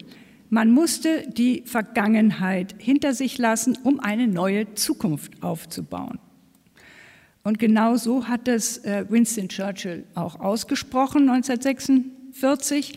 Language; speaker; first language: German; native; German